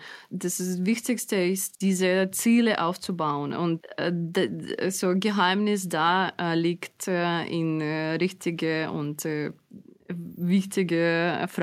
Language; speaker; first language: German; non-native, fluent; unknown